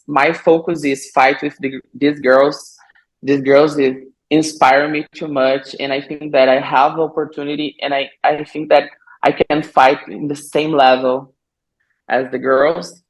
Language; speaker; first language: English; non-native, learner; Portuguese